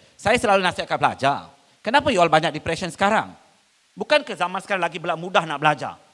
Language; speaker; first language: Malay; non-native, local second language; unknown